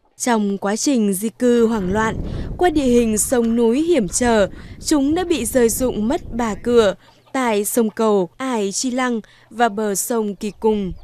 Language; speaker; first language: Vietnamese; native; Vietnamese